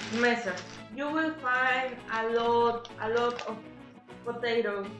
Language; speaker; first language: English; non-native, learner; Spanish